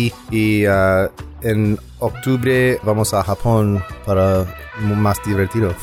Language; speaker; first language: Spanish; non-native, learner; English